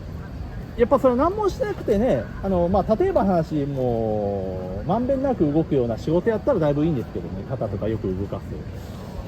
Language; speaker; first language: Japanese; native; Japanese